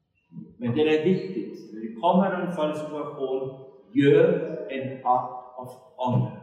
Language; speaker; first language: Swedish; non-native, fluent; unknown